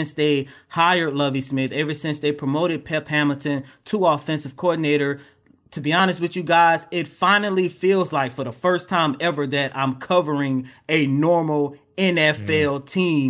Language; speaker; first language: English; native; English